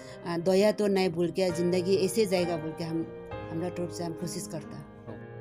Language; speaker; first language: Hindi; non-native, local second language; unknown